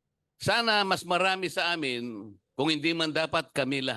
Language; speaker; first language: Filipino; native; Filipino